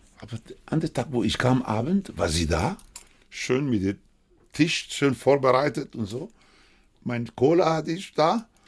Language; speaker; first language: German; non-native, fluent; Spanish